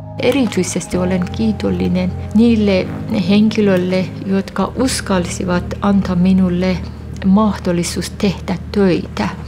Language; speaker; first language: Finnish; non-native, fluent; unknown